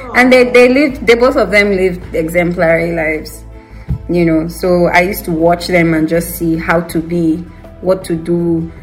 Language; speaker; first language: English; non-native, local second language; Yoruba